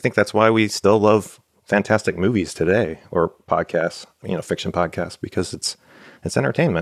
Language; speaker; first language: English; native; English